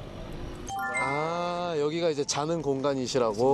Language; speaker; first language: Korean; native; Korean